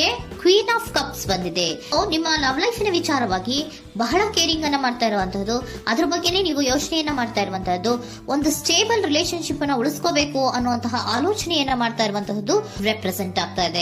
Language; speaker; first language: Kannada; native; Kannada